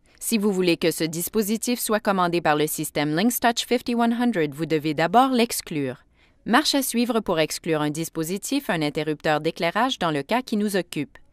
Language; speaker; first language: French; native; French